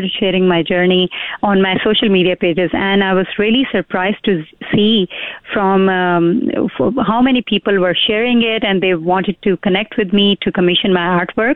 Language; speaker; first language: English; non-native, local second language; Urdu